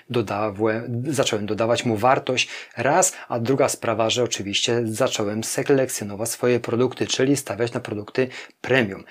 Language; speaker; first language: Polish; native; Polish